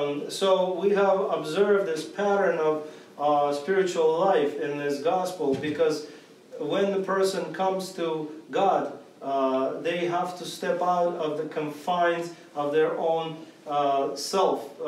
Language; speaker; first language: English; non-native, fluent; Russian